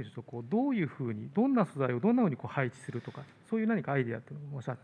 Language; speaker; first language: Japanese; native; Japanese